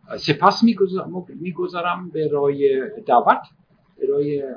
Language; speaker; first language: Persian; non-native, learner; German